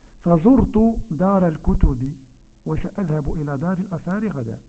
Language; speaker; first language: Arabic; non-native, fluent; Dutch